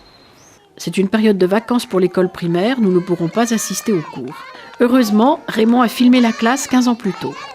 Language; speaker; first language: French; native; French